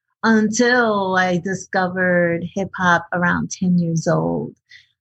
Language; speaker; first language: English; early bilingual, other home language; Spanish